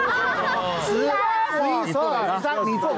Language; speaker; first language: Chinese; native; Chinese